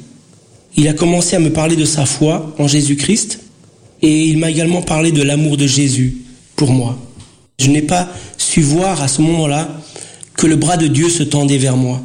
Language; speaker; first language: French; early bilingual, other home language; Portuguese